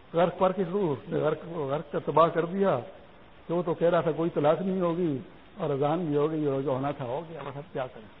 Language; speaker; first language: Urdu; non-native, local second language; Pashto